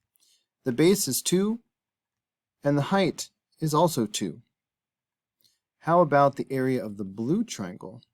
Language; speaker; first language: English; native; English